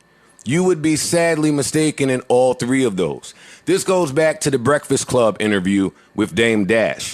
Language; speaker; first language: English; native; English